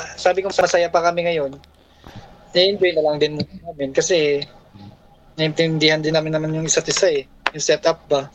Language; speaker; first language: Filipino; native; Filipino